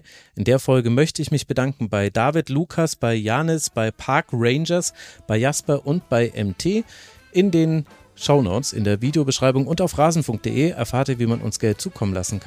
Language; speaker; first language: German; native; German